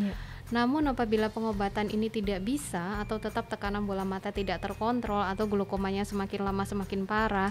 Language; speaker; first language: Indonesian; native; Indonesian